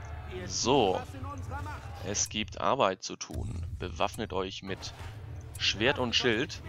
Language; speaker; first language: German; native; German